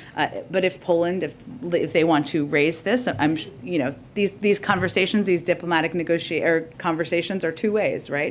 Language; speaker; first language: English; native; English